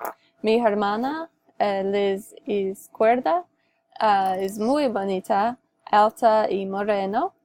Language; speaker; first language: Spanish; non-native, learner; English